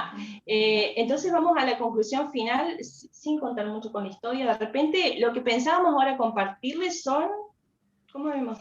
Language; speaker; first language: Spanish; native; Spanish